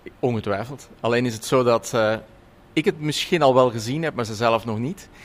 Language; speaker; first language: Dutch; native; Dutch